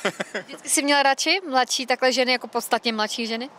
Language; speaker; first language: Czech; native; Czech